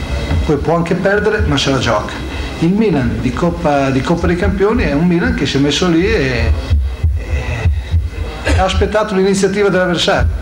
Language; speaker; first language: Italian; native; Italian